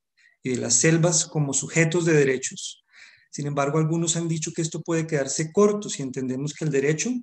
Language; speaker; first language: Spanish; native; Spanish